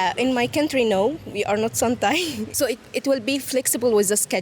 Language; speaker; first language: English; non-native, fluent; Arabic